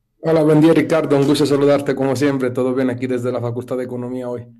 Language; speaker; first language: Spanish; non-native, fluent; Italian